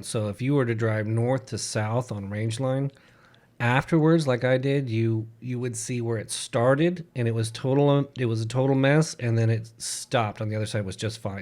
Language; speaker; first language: English; native; English